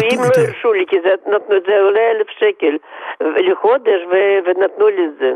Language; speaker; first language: Hebrew; non-native, fluent; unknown